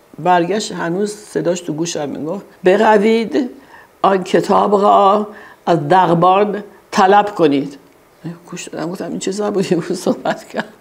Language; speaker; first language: Persian; early bilingual, heritage; Persian